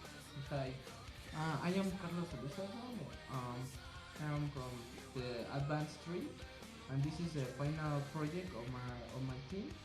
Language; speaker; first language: English; non-native, learner; Spanish